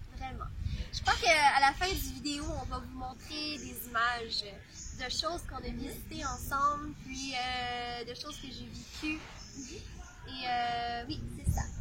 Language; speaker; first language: French; native; French